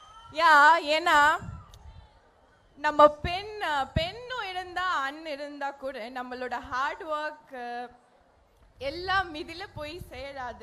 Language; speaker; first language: Tamil; non-native, learner; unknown